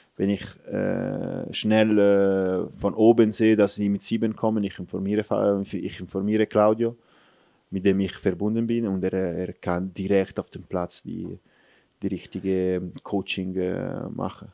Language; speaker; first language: German; non-native, fluent; Italian